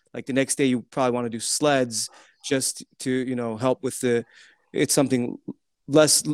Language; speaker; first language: English; early bilingual, other home language; Turkish